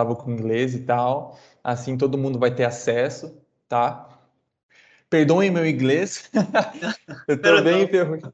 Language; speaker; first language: English; non-native, fluent; Portuguese